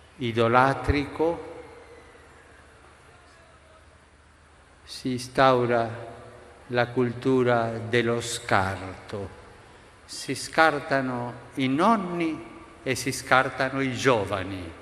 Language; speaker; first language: Italian; non-native, fluent; Spanish